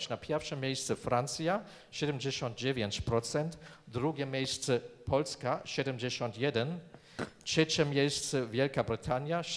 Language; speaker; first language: Polish; non-native, fluent; German